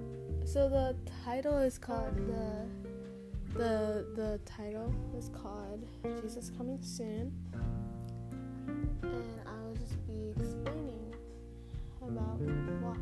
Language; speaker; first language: English; early bilingual, other home language; Spanish